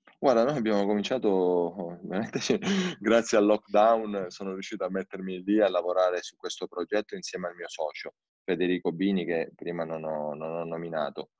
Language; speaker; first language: Italian; native; Italian